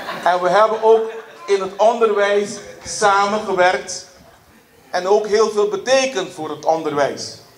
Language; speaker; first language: Dutch; non-native, local second language; Papiamento